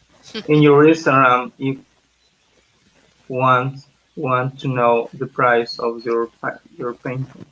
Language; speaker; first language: English; non-native, learner; Spanish